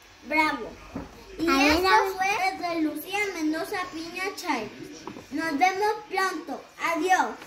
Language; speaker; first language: Spanish; native; Spanish